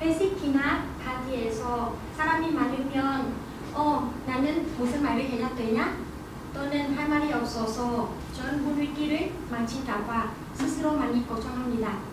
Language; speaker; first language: Korean; non-native, learner; Vietnamese